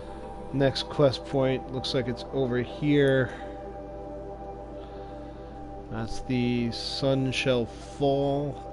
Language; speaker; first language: English; native; English